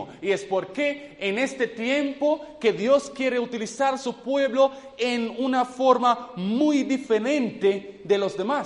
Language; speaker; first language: Spanish; non-native, fluent; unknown